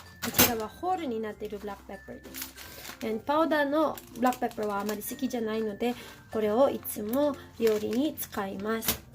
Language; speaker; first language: Japanese; non-native, fluent; Filipino